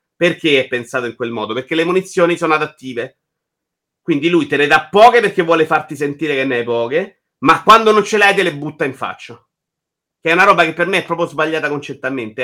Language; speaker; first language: Italian; native; Italian